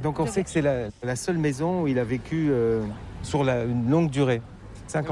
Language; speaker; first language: French; native; French